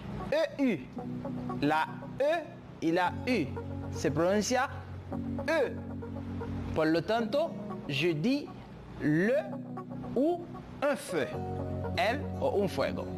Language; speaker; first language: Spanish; non-native, fluent; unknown